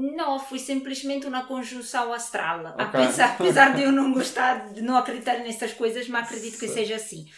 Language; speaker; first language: Portuguese; non-native, fluent; Italian